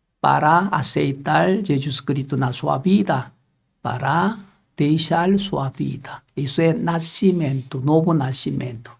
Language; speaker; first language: Portuguese; non-native, learner; Korean